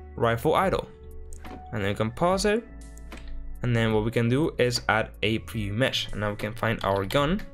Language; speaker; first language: English; non-native, fluent; Spanish